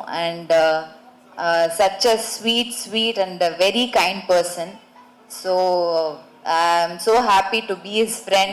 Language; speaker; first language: Tamil; early bilingual, heritage; Tamil